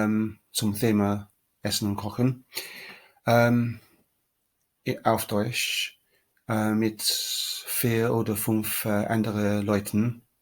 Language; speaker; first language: German; non-native, learner; English